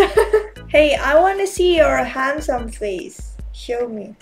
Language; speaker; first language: English; non-native, learner; Indonesian